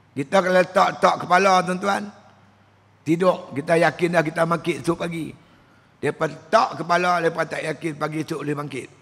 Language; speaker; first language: Malay; native; Malay